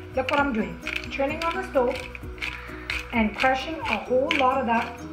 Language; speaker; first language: English; native; English